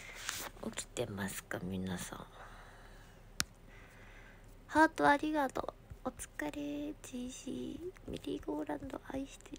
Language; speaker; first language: Japanese; native; Japanese